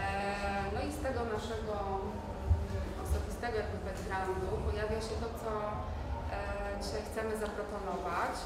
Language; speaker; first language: Polish; native; Polish